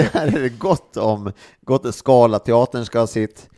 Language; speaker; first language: Swedish; native; Swedish